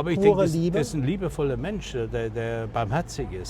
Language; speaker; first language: German; native; German